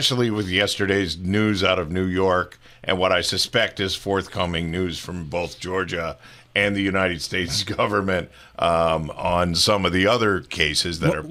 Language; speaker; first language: English; native; English